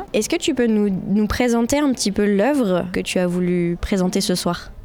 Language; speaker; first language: French; native; French